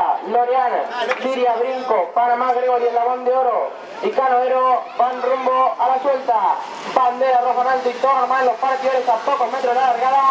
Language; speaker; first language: Spanish; native; Spanish